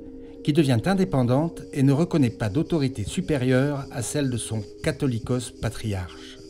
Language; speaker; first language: French; native; French